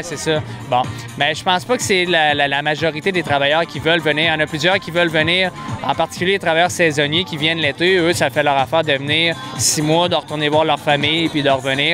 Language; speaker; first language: French; native; French